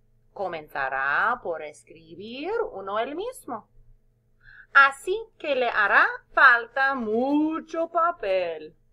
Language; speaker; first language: Spanish; non-native, fluent; English